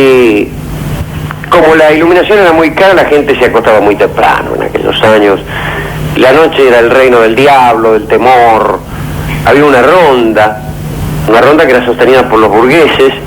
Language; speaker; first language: Spanish; native; Spanish